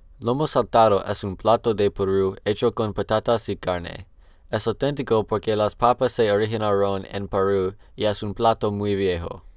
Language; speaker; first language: Spanish; non-native, learner; English